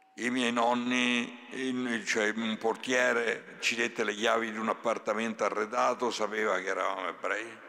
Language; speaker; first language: Italian; native; Italian